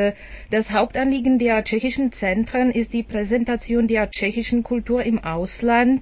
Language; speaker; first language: German; non-native, fluent; Czech